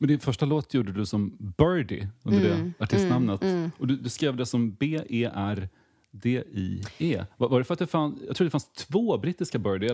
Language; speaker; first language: Swedish; native; Swedish